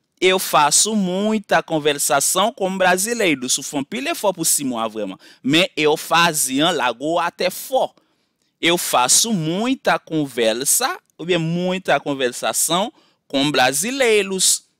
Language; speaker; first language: Portuguese; non-native, fluent; Haitian Creole